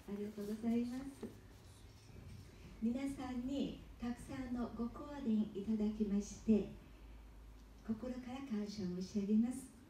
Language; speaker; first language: Japanese; early bilingual, heritage; Japanese